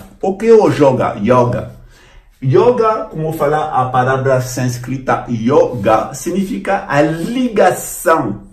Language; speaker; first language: Portuguese; non-native, fluent; French